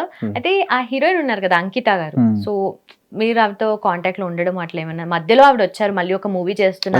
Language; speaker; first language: Telugu; native; Telugu